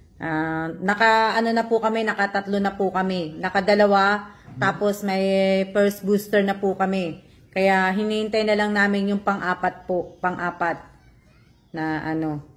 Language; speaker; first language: Filipino; native; Filipino